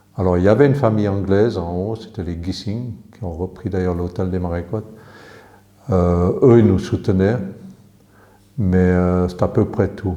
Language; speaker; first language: French; early bilingual, other home language; English